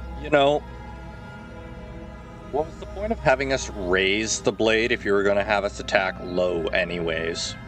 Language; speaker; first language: English; native; English